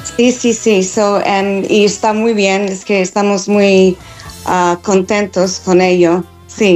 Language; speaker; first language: Spanish; non-native, learner; English